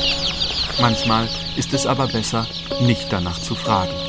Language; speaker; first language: German; native; German